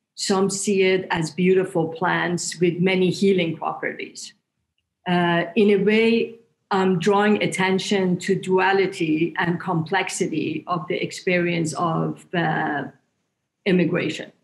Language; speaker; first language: English; non-native, fluent; Persian